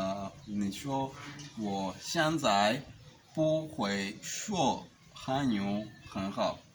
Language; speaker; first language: Chinese; non-native, learner; Portuguese